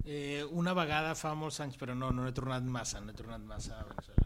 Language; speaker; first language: Catalan; non-native, fluent; Spanish